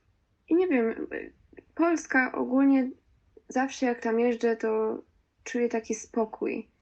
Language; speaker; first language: Polish; early bilingual, other home language; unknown